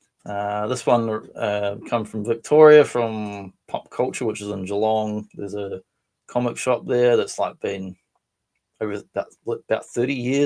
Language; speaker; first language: English; native; English